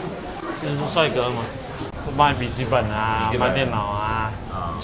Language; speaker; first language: Chinese; native; Chinese